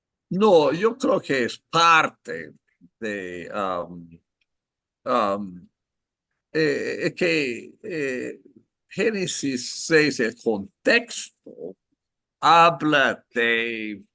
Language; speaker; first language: Spanish; non-native, fluent; English